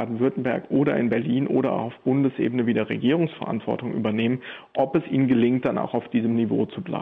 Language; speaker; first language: German; native; German